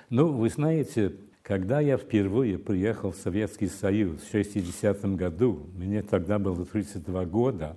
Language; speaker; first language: Russian; non-native, fluent; English